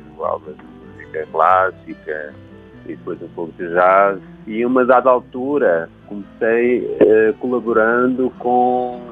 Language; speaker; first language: Portuguese; native; Portuguese